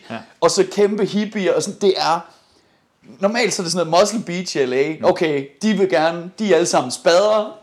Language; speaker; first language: Danish; early bilingual, other home language; Persian